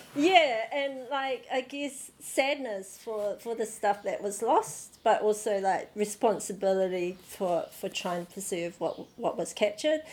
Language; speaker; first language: English; native; English